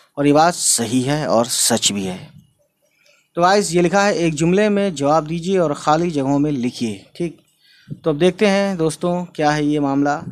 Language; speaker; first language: Hindi; native; Hindi